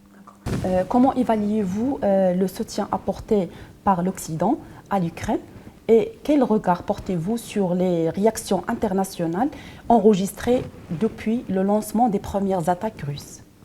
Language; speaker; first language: French; non-native, local second language; Arabic